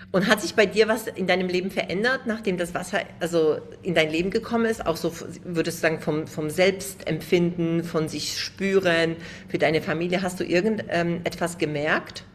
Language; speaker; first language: German; native; German